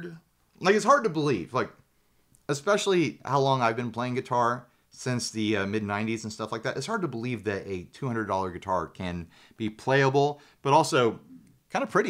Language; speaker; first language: English; native; English